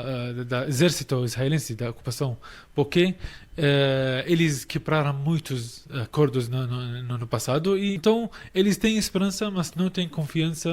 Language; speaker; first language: Portuguese; non-native, fluent; Arabic